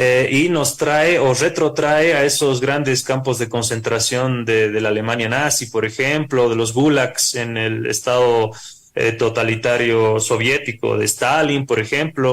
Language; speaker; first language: Spanish; native; Spanish